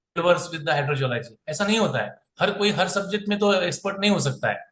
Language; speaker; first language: Hindi; non-native, local second language; Marathi